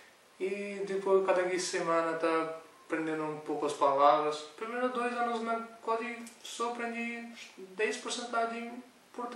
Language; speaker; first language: Portuguese; non-native, learner; Urdu